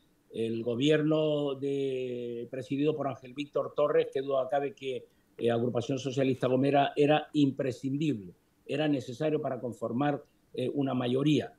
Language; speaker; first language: Spanish; native; Spanish